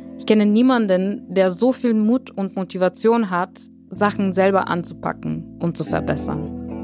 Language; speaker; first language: German; non-native, fluent; Bulgarian